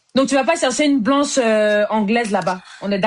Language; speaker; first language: French; native; French